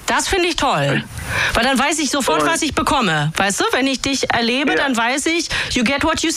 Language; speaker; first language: German; native; German